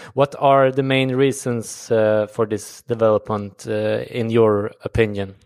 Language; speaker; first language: English; non-native, fluent; Swedish